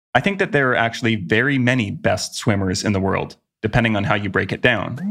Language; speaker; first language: English; native; English